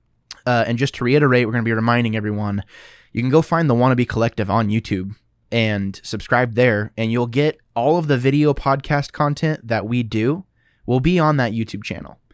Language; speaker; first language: English; native; English